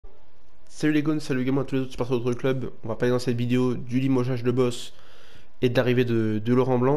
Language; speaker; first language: French; native; French